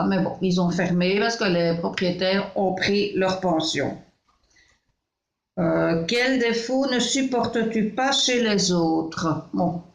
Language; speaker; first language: French; native; French